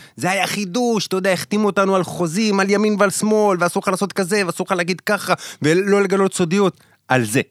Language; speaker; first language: Hebrew; early bilingual, other home language; Spanish